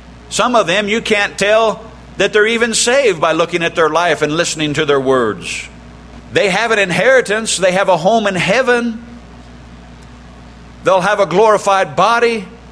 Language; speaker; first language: English; native; English